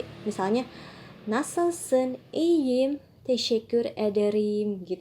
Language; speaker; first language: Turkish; non-native, fluent; Indonesian